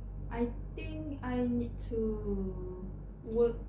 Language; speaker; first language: English; non-native, learner; Malay